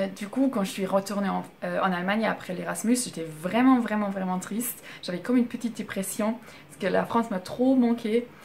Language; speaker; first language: French; non-native, fluent; German